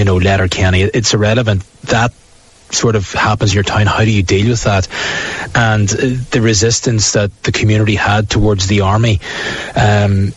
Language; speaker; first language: English; native; English